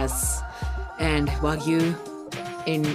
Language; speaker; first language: English; non-native, learner; Japanese